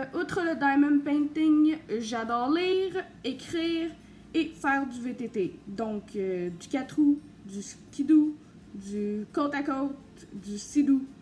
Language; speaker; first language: French; native; French